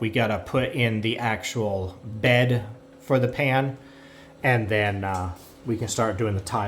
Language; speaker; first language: English; native; English